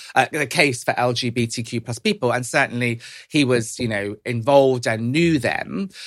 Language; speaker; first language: English; native; English